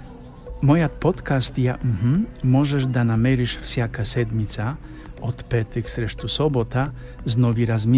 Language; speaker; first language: Bulgarian; non-native, fluent; Polish